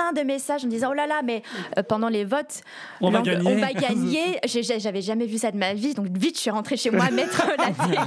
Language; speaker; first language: French; early bilingual, heritage; English